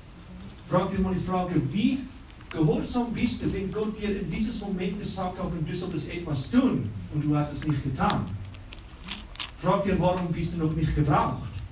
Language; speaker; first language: German; non-native, fluent; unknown